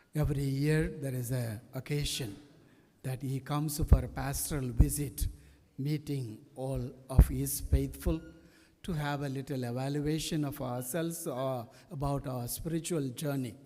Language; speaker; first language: English; non-native, local second language; Tamil